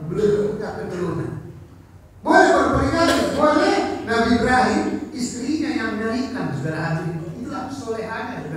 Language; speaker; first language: Indonesian; native; Indonesian